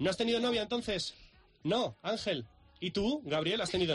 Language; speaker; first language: Spanish; native; Spanish